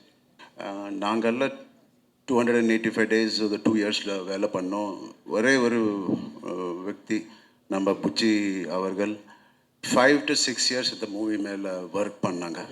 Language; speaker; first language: Tamil; non-native, local second language; Telugu